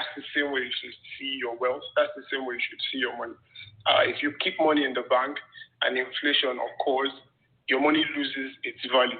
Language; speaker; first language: English; non-native, local second language; Yoruba